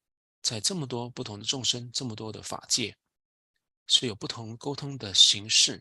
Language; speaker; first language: Chinese; native; Chinese